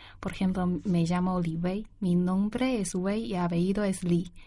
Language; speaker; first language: Spanish; non-native, learner; Chinese